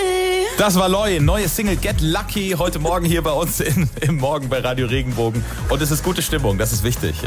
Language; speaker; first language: German; native; German